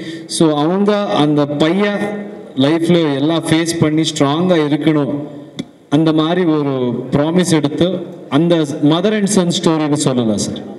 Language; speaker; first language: Tamil; non-native, learner; Kannada